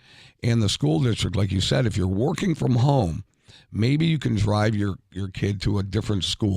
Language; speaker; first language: English; native; English